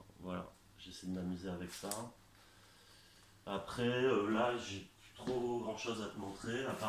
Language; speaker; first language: French; native; French